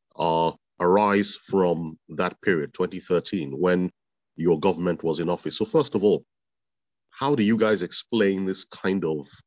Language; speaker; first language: English; non-native, local second language; Bini